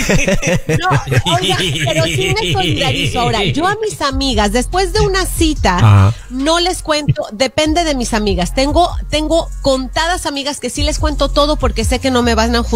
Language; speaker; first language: Spanish; native; Spanish